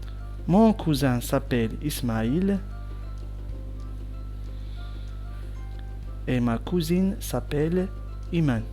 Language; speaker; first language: French; non-native, local second language; Arabic